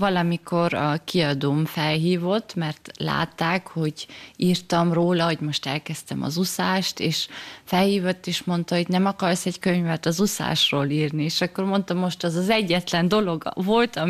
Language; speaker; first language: Hungarian; early bilingual, heritage; German